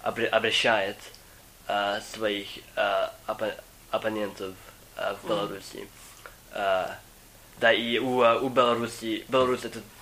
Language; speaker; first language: Russian; non-native, fluent; English